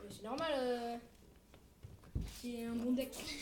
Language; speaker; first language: French; native; French